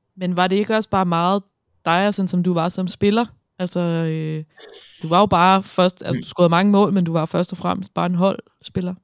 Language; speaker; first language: Danish; native; Danish